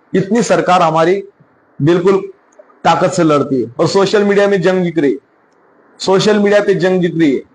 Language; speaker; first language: Hindi; non-native, local second language; Marathi